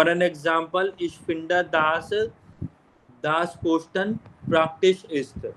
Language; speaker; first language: German; non-native, fluent; Hindi